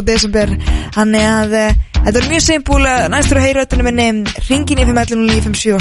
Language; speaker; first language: Icelandic; native; Icelandic